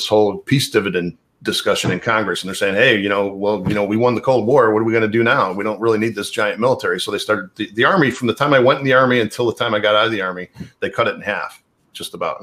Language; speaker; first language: English; native; English